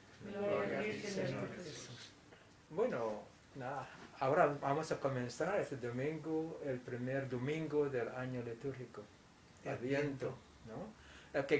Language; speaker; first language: Spanish; non-native, fluent; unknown